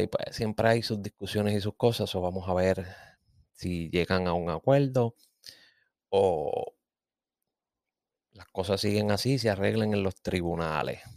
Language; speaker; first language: Spanish; native; Spanish